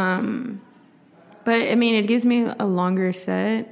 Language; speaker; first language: English; native; English